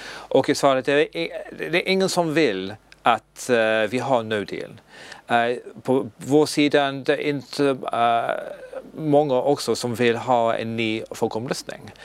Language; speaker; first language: Swedish; non-native, learner; English